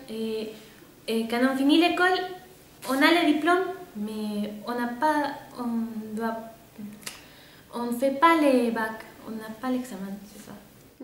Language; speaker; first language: French; non-native, fluent; Spanish